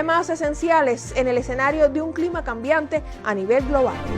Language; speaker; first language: Spanish; native; Spanish